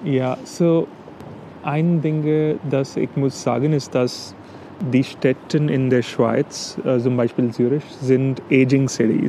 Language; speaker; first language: German; non-native, fluent; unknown